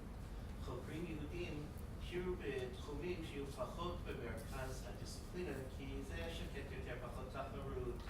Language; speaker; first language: Hebrew; non-native, fluent; English